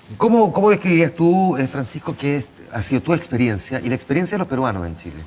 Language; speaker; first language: Spanish; native; Spanish